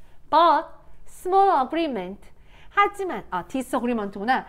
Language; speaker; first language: English; non-native, fluent; Korean